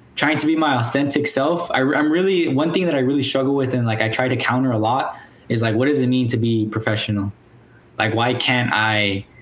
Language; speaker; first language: English; native; English